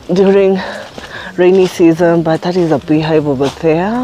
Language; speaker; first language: English; non-native, local second language; Kikuyu